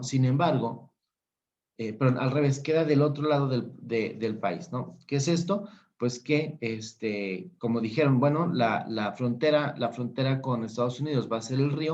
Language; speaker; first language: Spanish; native; Spanish